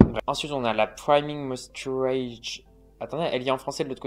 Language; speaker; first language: French; native; French